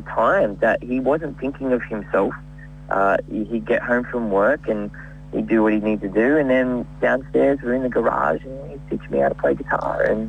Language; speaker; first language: English; native; English